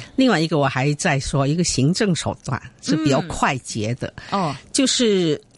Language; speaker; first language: Chinese; native; Chinese